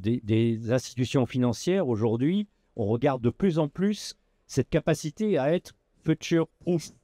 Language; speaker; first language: French; native; French